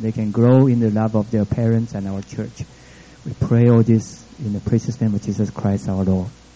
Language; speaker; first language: English; non-native, fluent; Min Nan Chinese